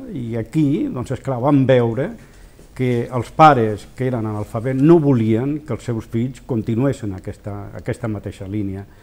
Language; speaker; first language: Catalan; non-native, local second language; Spanish